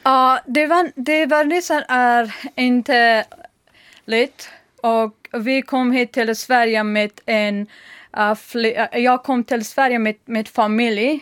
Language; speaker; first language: Swedish; non-native, learner; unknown